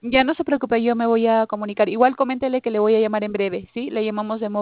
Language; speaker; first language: Spanish; native; Spanish